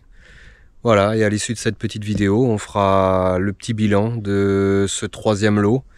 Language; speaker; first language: French; native; French